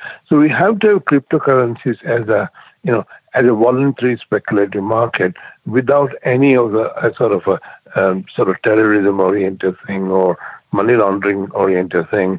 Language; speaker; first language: English; non-native, local second language; Gujarati